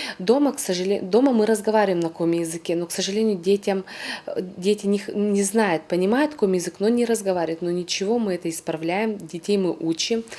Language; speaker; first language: Russian; non-native, local second language; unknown